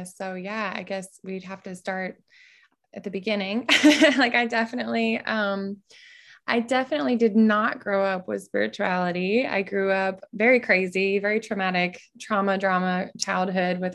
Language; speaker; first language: English; native; English